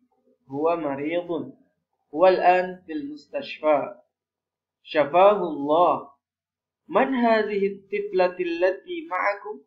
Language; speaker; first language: Arabic; non-native, fluent; Indonesian